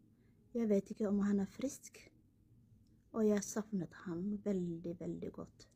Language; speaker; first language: Norwegian; non-native, learner; Somali